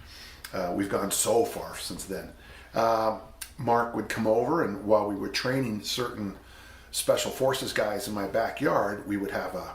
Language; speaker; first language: English; native; English